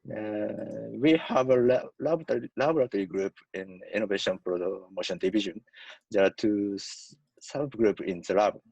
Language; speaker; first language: English; non-native, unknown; Japanese